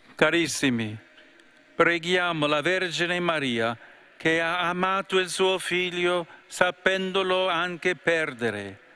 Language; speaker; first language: Italian; non-native, fluent; English